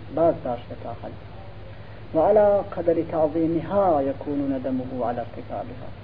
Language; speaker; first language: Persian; non-native, local second language; Central Kurdish